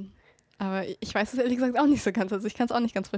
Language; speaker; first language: German; native; German